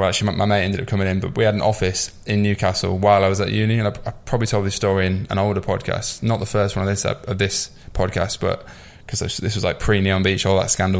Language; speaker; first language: English; native; English